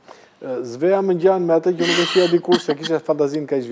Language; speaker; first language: Albanian; native; Albanian